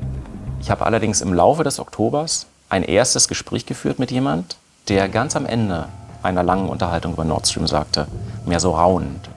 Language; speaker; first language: German; native; German